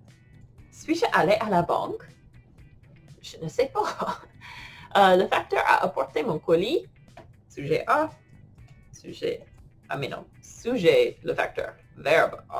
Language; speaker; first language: French; non-native, fluent; English